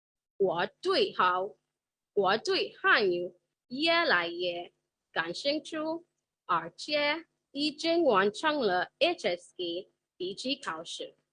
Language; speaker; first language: Chinese; non-native, learner; English